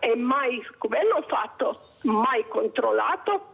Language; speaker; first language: Italian; non-native, fluent; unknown